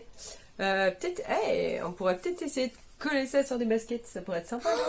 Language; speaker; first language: French; native; French